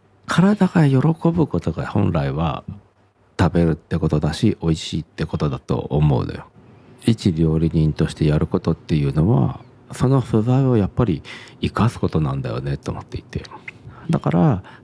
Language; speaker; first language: Japanese; native; Japanese